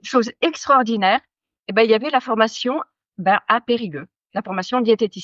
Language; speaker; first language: French; native; French